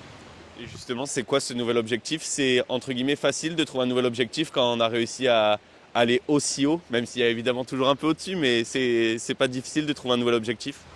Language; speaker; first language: French; native; French